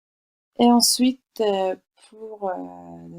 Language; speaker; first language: French; non-native, fluent; Norwegian